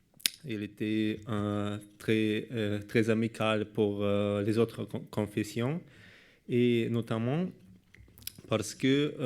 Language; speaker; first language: French; non-native, learner; Russian